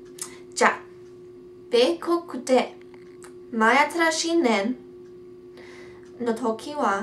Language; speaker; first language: Japanese; non-native, learner; English